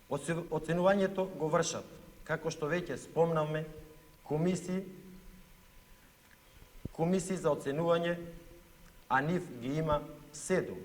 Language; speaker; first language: Macedonian; native; Macedonian